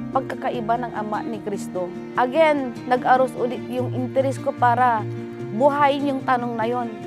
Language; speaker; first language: Filipino; non-native, local second language; Pangasinan